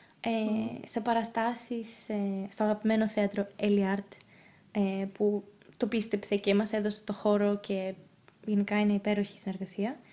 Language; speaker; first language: Greek; early bilingual, heritage; Greek